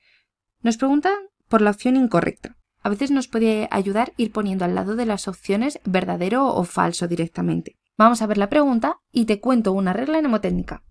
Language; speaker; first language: Spanish; native; Spanish